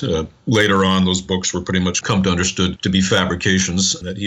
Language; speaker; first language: English; native; English